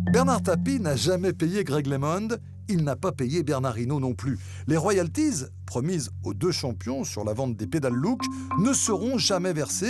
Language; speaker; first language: French; native; French